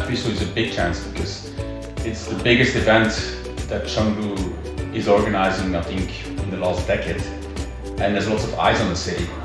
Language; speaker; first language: English; non-native, fluent; Dutch